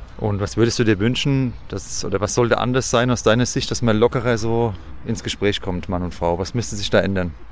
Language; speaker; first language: German; native; German